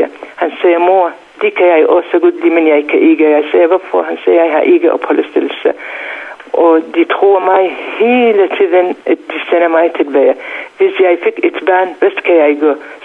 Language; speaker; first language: Danish; non-native, learner; Central Kurdish